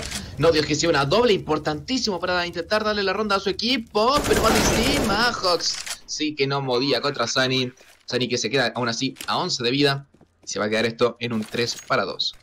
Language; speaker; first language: Spanish; native; Spanish